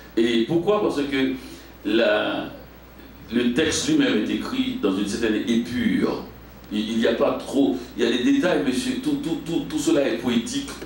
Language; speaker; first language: French; non-native, local second language; Haitian Creole